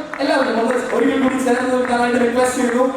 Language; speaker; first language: Malayalam; native; Malayalam